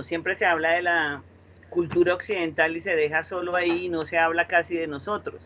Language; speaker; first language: Spanish; native; Spanish